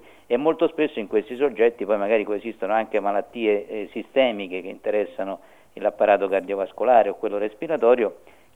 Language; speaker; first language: Italian; native; Italian